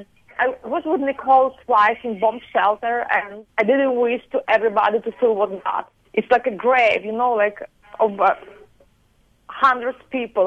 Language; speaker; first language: English; non-native, fluent; Ukrainian